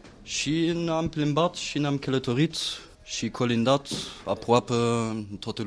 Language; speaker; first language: Romanian; non-native, fluent; German